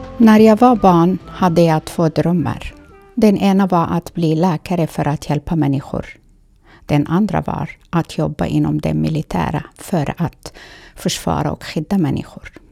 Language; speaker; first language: Swedish; non-native, fluent; Kurdish